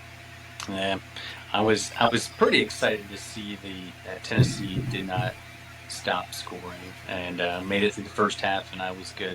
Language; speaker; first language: English; native; English